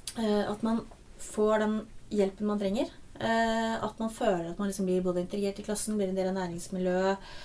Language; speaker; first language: Norwegian; native; Norwegian